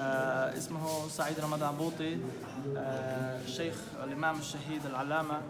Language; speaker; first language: Arabic; non-native, fluent; Chechen